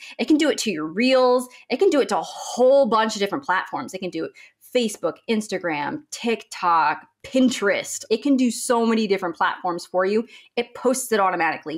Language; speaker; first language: English; native; English